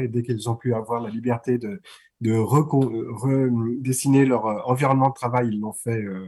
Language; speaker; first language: French; native; French